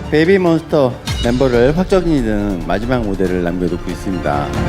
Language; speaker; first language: Korean; native; Korean